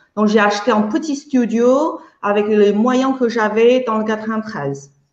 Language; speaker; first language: French; non-native, fluent; Chinese